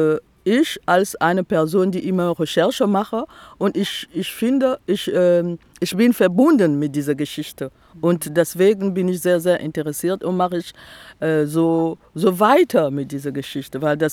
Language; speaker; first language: German; non-native, fluent; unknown